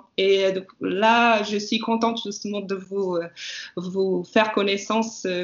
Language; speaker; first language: French; non-native, fluent; Portuguese